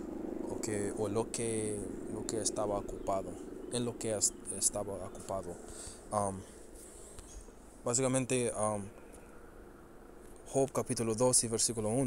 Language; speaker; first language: Spanish; early bilingual, heritage; Spanish